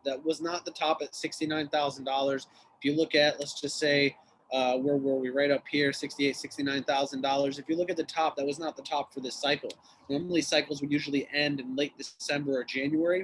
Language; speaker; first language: English; native; English